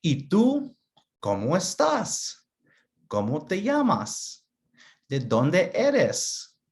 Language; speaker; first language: Spanish; early bilingual, other home language; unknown